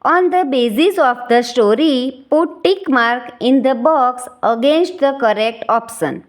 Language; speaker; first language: English; non-native, local second language; Gujarati